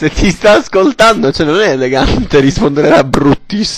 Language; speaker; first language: Italian; native; Italian